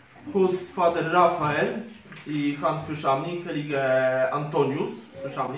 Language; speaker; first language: Swedish; non-native, fluent; Polish